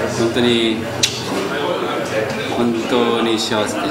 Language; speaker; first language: Japanese; non-native, learner; Korean